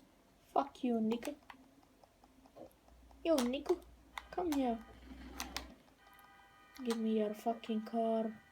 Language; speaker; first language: English; non-native, learner; Danish